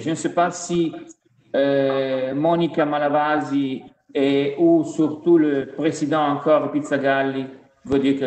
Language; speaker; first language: French; non-native, fluent; Italian